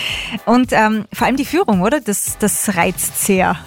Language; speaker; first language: German; native; German